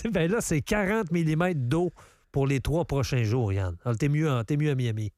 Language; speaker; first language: French; native; French